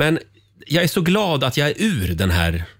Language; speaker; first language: Swedish; native; Swedish